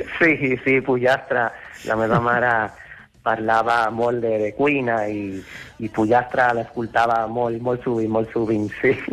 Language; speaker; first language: Catalan; non-native, learner; Spanish